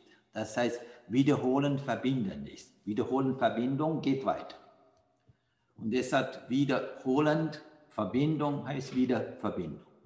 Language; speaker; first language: German; non-native, fluent; Sinhala